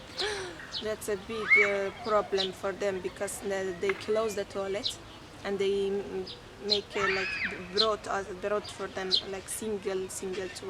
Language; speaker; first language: English; non-native, fluent; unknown